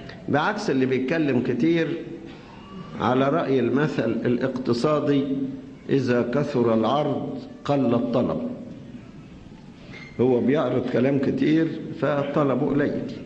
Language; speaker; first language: Arabic; native; Arabic